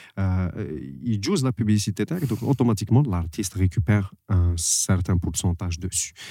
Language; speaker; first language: French; non-native, local second language; Arabic